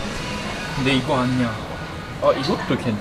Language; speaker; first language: Korean; non-native, learner; Japanese